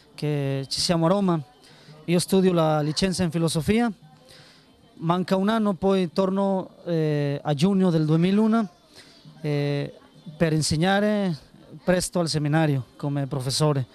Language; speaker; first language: Italian; non-native, learner; Spanish